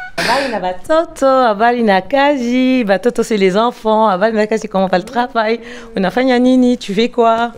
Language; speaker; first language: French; non-native, local second language; Lingala